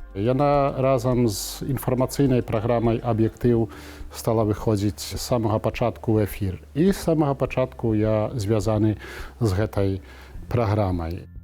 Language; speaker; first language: Belarusian; native; Belarusian